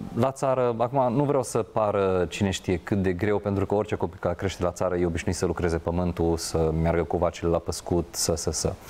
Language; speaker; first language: Romanian; non-native, local second language; Hungarian